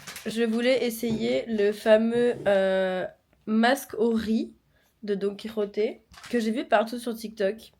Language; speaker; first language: French; native; French